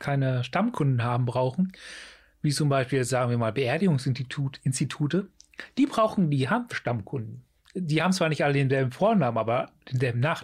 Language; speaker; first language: German; native; German